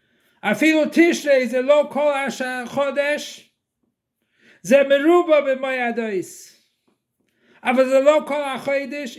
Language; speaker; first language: Hebrew; non-native, fluent; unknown